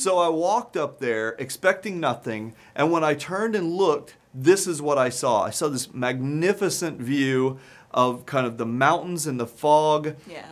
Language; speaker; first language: English; native; English